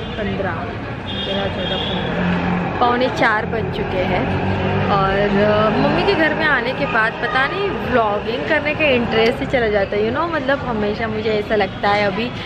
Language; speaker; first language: Hindi; non-native, local second language; Marathi